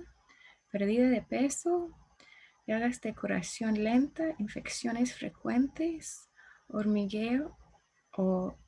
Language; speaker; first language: Spanish; non-native, learner; English